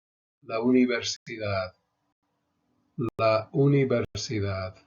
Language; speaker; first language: Spanish; non-native, fluent; English